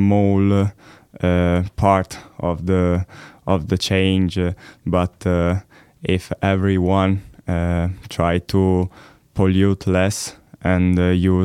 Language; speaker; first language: English; non-native, learner; Italian